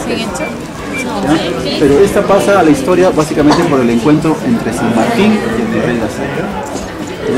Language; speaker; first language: Spanish; native; Spanish